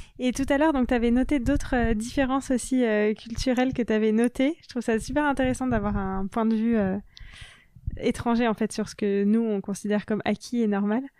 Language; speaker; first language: French; native; French